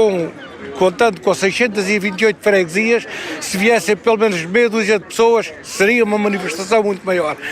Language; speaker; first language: Portuguese; native; Portuguese